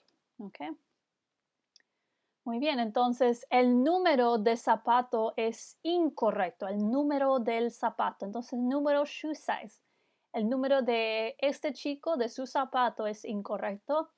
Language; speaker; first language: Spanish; non-native, fluent; English